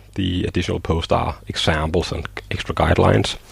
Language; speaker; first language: English; non-native, fluent; Danish